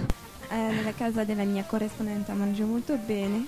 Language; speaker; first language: Italian; non-native, learner; French